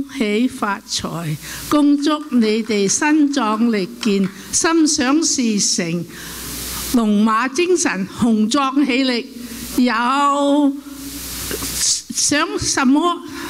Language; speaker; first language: Cantonese; early bilingual, other home language; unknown